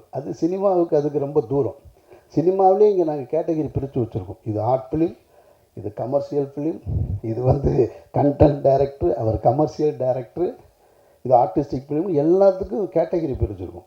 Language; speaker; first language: Tamil; native; Tamil